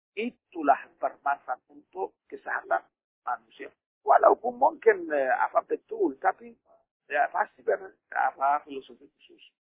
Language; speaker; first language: Indonesian; non-native, fluent; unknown